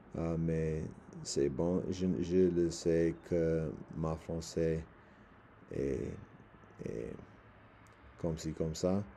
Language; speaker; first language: French; non-native, learner; English